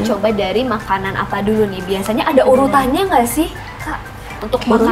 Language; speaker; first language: Indonesian; native; Indonesian